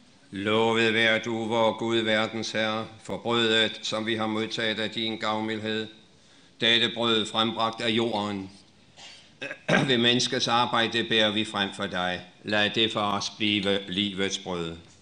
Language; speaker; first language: Danish; native; Danish